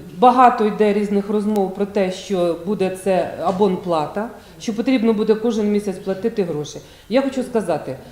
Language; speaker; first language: Ukrainian; native; Ukrainian